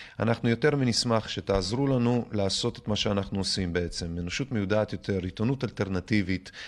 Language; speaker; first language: Hebrew; early bilingual, other home language; Russian